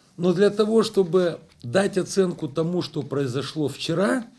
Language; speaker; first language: Russian; non-native, local second language; Romanian